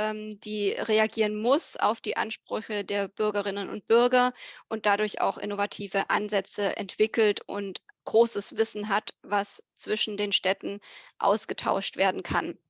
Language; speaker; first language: German; native; German